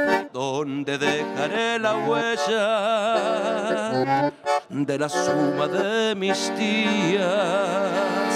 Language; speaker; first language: Spanish; native; Spanish